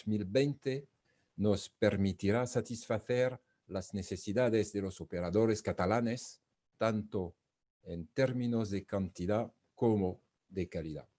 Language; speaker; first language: Spanish; non-native, fluent; French